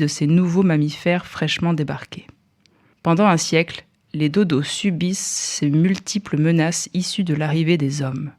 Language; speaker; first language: French; native; French